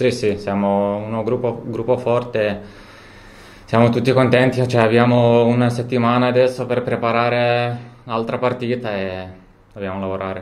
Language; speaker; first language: Italian; non-native, fluent; Lithuanian